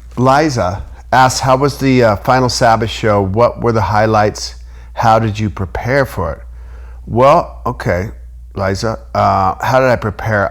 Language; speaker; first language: English; native; English